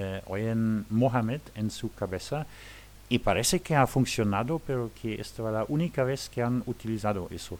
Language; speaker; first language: Spanish; non-native, fluent; Luxembourgish